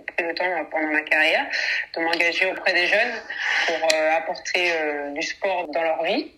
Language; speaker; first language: French; early bilingual, other home language; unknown